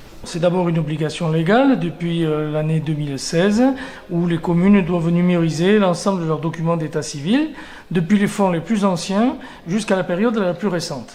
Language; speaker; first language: French; native; French